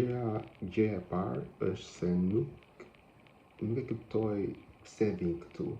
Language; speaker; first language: Albanian; non-native, learner; English